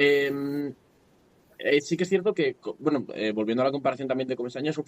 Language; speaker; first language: Spanish; native; Spanish